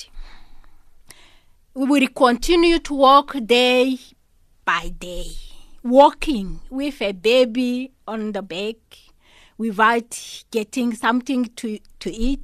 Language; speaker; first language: English; non-native, local second language; Kinyarwanda